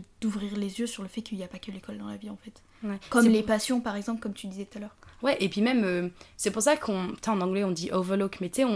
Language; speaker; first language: French; native; French